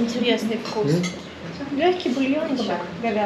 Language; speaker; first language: Russian; native; Russian